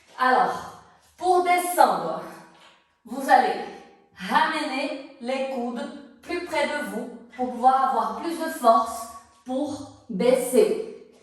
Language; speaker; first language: French; non-native, fluent; Portuguese